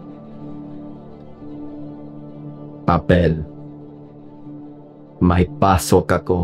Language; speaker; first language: Filipino; non-native, learner; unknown